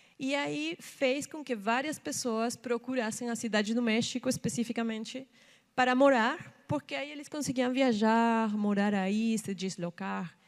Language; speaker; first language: Portuguese; non-native, fluent; Spanish